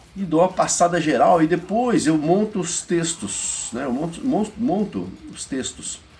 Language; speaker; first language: Portuguese; native; Portuguese